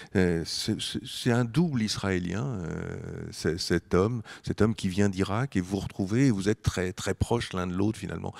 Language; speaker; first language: French; native; French